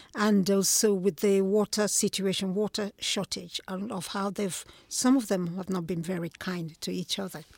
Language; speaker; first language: English; non-native, local second language; Igbo